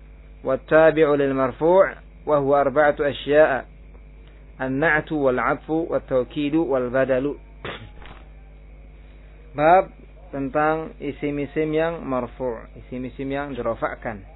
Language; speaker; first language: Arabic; non-native, fluent; Indonesian